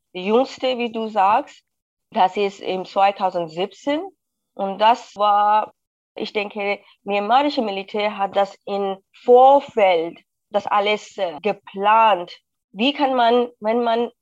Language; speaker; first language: German; non-native, fluent; Rohingya